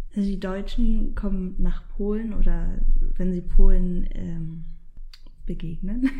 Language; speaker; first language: German; early bilingual, other home language; Polish